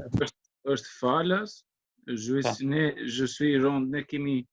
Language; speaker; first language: French; non-native, learner; Albanian